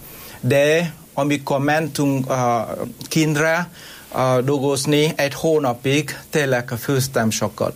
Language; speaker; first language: Hungarian; non-native, learner; Vietnamese